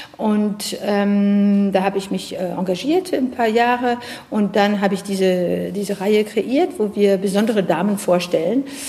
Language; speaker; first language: German; non-native, fluent; French